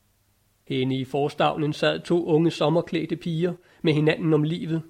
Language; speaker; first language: Danish; native; Danish